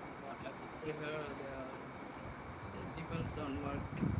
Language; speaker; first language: English; non-native, learner; Bangla